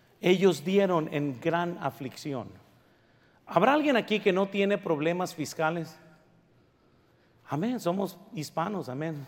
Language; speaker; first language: Spanish; early bilingual, heritage; Spanish